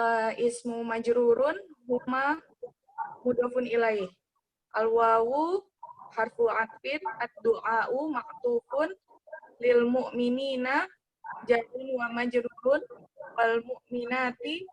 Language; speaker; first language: Arabic; non-native, learner; Indonesian